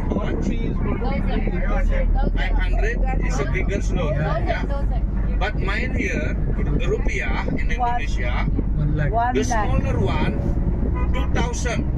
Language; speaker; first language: English; non-native, learner; Balinese